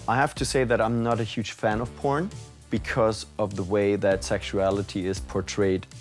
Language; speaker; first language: English; non-native, fluent; German